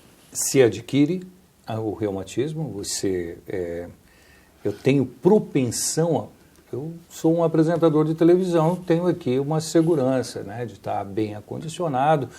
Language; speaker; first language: Portuguese; native; Portuguese